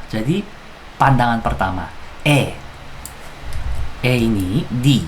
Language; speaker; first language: Indonesian; non-native, fluent; Korean